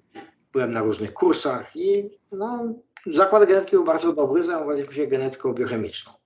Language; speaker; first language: Polish; native; Polish